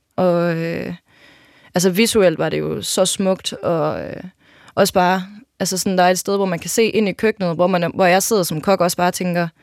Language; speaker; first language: Danish; native; Danish